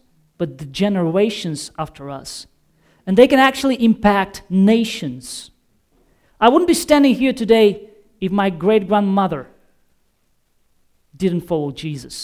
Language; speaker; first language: English; non-native, fluent; Bulgarian